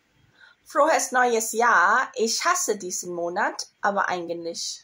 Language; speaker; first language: German; non-native, fluent; Thai